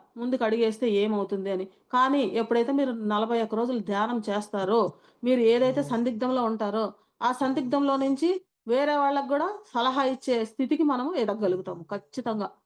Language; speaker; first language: Telugu; native; Telugu